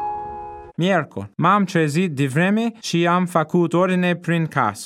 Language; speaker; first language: Romanian; non-native, fluent; English